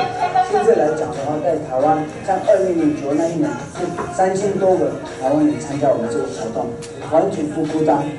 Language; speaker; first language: Chinese; non-native, fluent; Tibetan